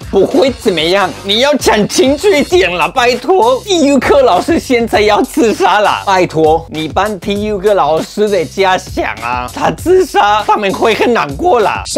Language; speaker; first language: Chinese; non-native, fluent; English